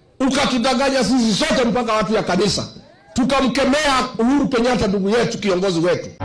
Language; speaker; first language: Swahili; non-native, local second language; Kikuyu